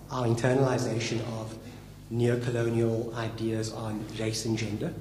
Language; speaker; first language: English; native; English